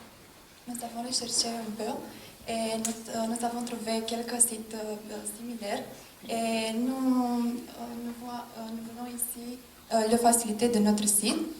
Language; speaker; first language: French; non-native, learner; Romanian